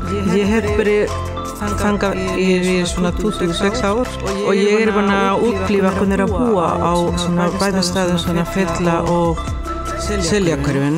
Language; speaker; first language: Icelandic; non-native, fluent; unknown